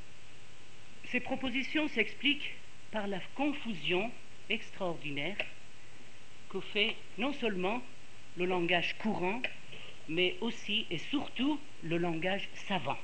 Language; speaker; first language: French; non-native, fluent; Persian